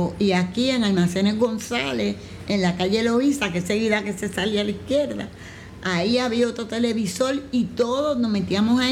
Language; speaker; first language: Spanish; native; Spanish